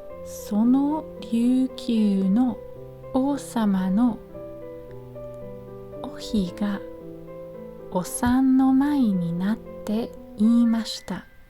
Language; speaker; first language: Japanese; non-native, learner; English